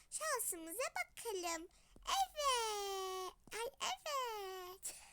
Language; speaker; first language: Turkish; early bilingual, other home language; Arabic